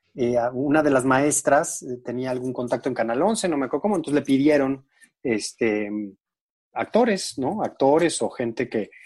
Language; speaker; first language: Spanish; native; Spanish